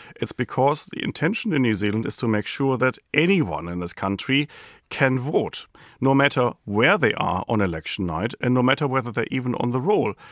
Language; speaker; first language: English; non-native, fluent; German